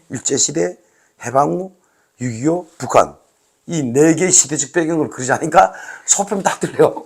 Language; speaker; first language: Korean; native; Korean